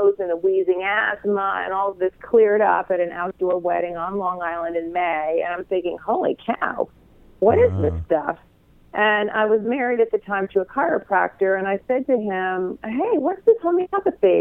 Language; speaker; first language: English; native; English